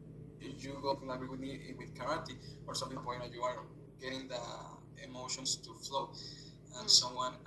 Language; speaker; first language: English; non-native, fluent; Spanish